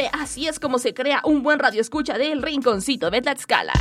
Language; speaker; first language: Spanish; native; Spanish